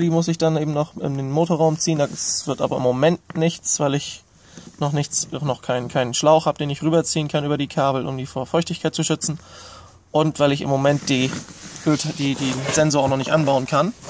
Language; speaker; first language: German; native; German